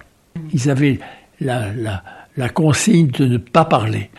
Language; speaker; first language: French; native; French